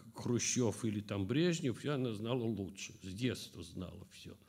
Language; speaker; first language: Russian; native; Russian